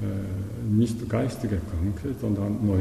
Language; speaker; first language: German; non-native, learner; Japanese